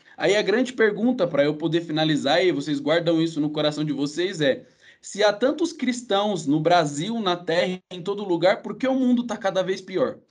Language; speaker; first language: Portuguese; native; Portuguese